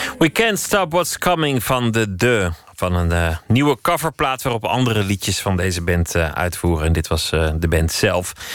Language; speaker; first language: Dutch; native; Dutch